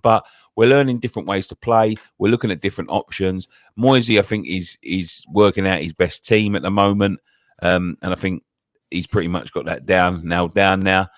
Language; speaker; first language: English; native; English